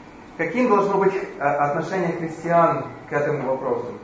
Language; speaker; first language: Polish; non-native, learner; Russian